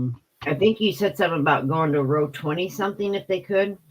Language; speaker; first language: English; native; English